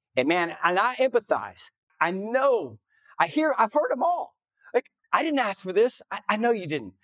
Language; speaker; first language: English; native; English